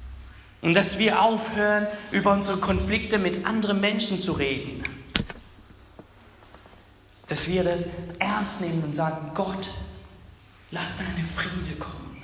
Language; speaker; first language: German; non-native, fluent; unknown